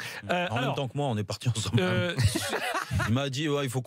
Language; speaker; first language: French; native; French